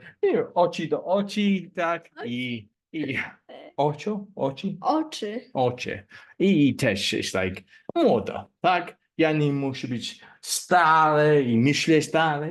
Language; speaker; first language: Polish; non-native, learner; English